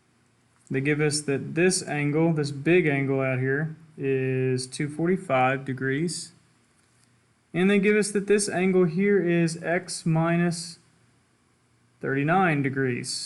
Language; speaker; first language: English; native; English